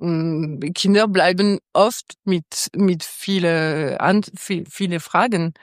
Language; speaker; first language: German; non-native, local second language; French